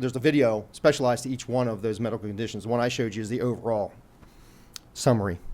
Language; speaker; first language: English; native; English